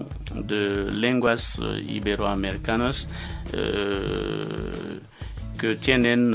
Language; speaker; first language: Spanish; non-native, fluent; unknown